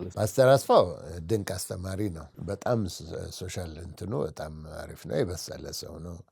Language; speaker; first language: Amharic; native; Amharic